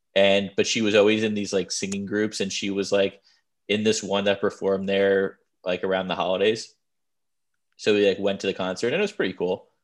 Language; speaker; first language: English; native; English